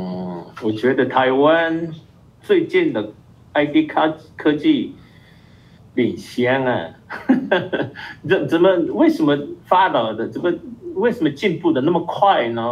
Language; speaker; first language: Chinese; non-native, fluent; Japanese